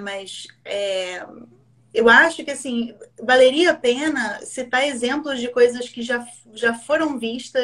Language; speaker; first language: Portuguese; native; Portuguese